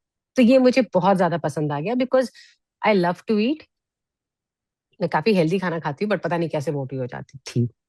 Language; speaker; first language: Hindi; native; Hindi